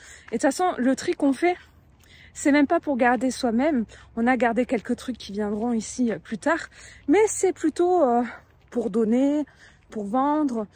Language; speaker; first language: French; native; French